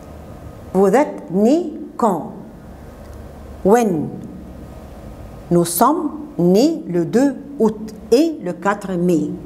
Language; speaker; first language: French; non-native, fluent; Arabic